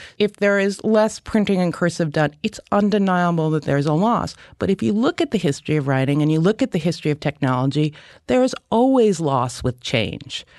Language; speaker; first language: English; native; English